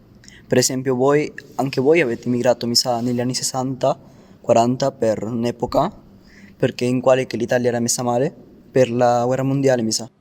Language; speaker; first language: Italian; early bilingual, other home language; Spanish